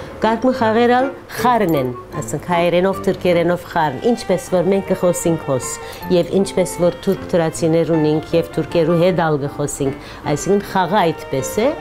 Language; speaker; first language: Armenian; native; Armenian